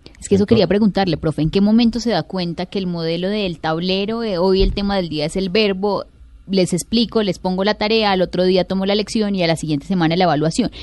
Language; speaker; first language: Spanish; native; Spanish